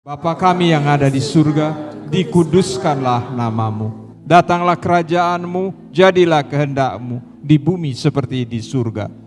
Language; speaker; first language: Indonesian; native; Indonesian